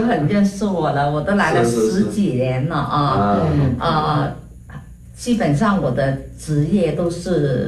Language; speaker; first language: Chinese; native; Chinese